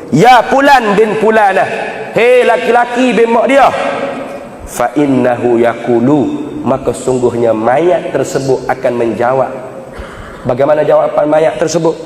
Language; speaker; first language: Malay; native; Malay